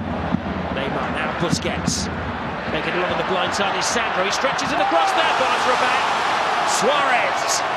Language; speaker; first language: English; native; English